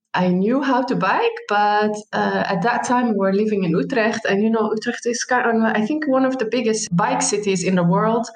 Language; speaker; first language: English; non-native, fluent; Arabic